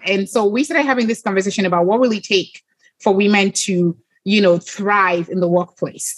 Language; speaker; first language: English; non-native, local second language; Yoruba